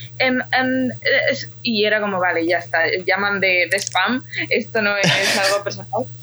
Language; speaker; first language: Spanish; early bilingual, other home language; Ukrainian